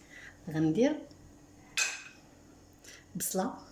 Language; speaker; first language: Arabic; native; Arabic